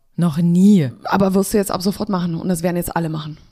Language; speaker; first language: German; early bilingual, other home language; Polish